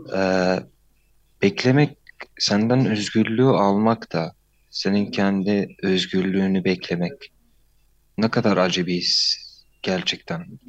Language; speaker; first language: Turkish; non-native, fluent; Arabic